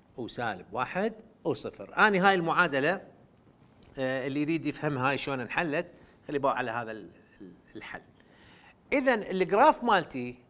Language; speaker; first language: Arabic; non-native, local second language; Central Kurdish